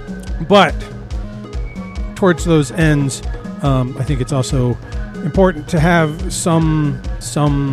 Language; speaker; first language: English; native; English